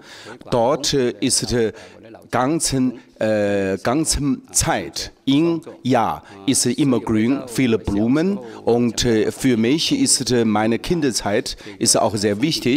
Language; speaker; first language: German; non-native, learner; Chinese